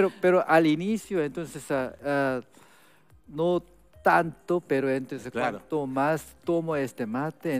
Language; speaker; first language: Spanish; non-native, fluent; Korean